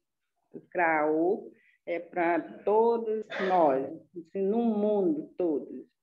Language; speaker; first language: Portuguese; non-native, local second language; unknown